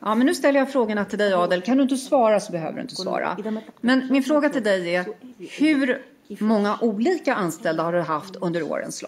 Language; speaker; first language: Swedish; native; Swedish